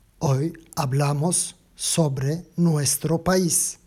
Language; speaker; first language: Spanish; non-native, learner; Turkish